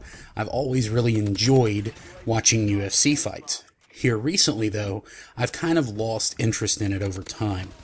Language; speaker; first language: English; native; English